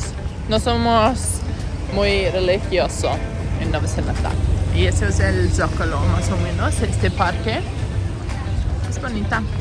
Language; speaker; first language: Spanish; non-native, learner; English